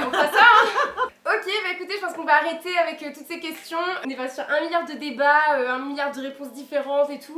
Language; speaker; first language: French; native; French